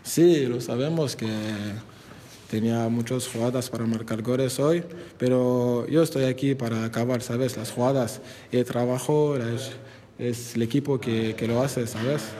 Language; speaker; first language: Spanish; non-native, fluent; French